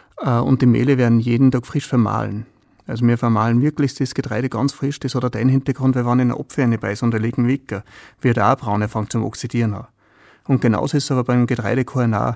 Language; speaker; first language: German; native; German